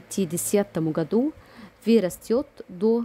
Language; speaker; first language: Russian; non-native, fluent; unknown